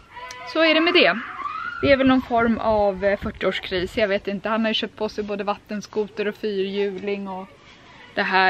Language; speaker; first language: Swedish; native; Swedish